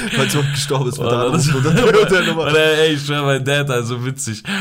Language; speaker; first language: German; early bilingual, other home language; Persian